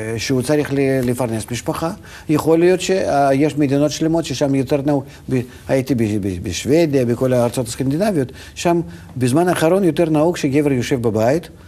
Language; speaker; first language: Hebrew; non-native, fluent; Russian